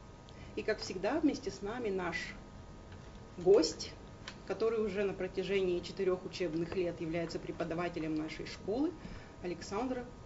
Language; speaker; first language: Russian; native; Russian